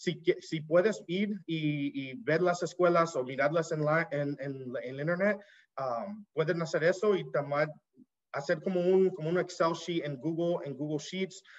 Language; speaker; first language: Spanish; early bilingual, heritage; Spanish